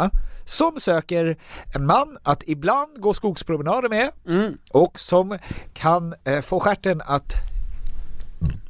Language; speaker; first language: Swedish; native; Swedish